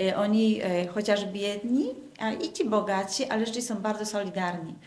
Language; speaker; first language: Polish; native; Polish